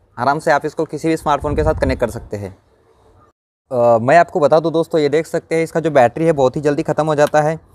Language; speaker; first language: Hindi; non-native, local second language; Marathi